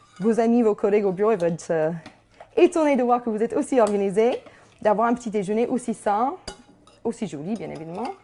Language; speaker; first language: French; non-native, fluent; English